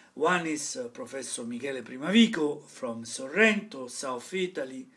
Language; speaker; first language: English; non-native, fluent; Italian